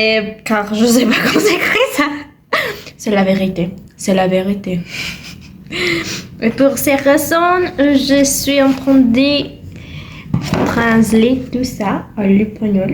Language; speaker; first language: French; non-native, learner; Spanish